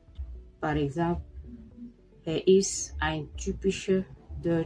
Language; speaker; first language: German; non-native, fluent; French